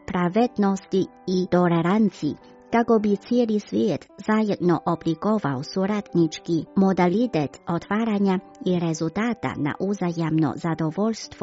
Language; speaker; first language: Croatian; non-native, fluent; Chinese